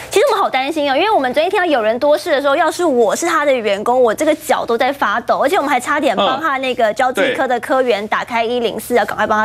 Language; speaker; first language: Chinese; native; Chinese